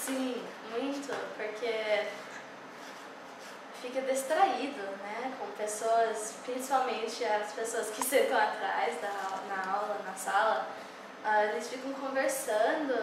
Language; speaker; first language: Portuguese; early bilingual, heritage; English